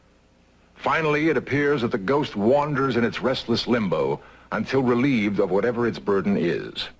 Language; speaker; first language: English; native; English